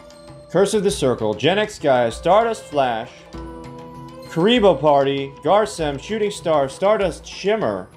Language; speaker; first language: English; native; English